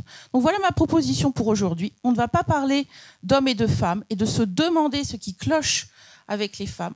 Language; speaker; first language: French; native; French